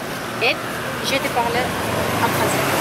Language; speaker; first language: French; non-native, learner; Spanish